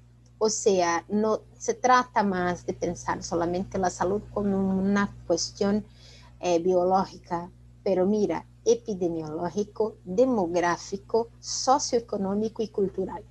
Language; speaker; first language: Spanish; non-native, fluent; Portuguese